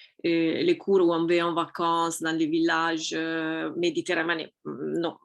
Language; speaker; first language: French; non-native, fluent; Italian